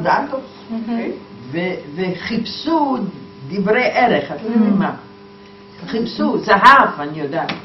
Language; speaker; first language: Hebrew; non-native, fluent; Polish